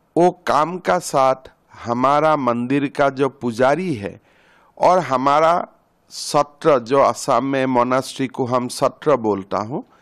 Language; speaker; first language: Hindi; non-native, local second language; Assamese